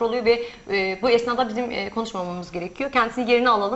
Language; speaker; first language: Turkish; native; Turkish